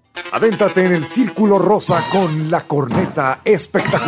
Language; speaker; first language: Spanish; native; Spanish